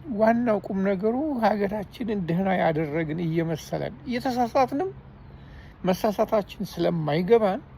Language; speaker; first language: Amharic; non-native, fluent; Armenian